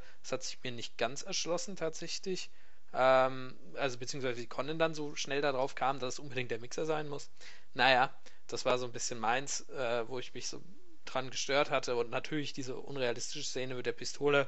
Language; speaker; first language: German; native; German